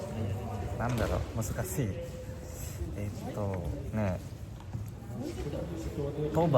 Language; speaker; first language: Japanese; non-native, learner; Indonesian